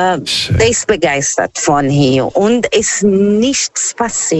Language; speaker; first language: German; non-native, fluent; Portuguese